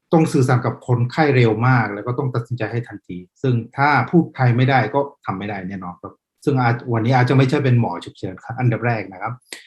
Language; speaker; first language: Thai; non-native, fluent; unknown